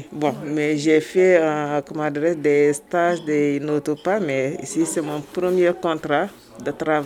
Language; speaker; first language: French; non-native, learner; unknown